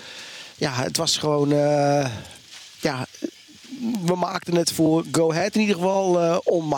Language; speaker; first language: Dutch; native; Dutch